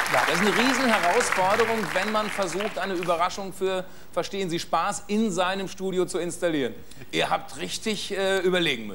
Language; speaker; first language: German; native; German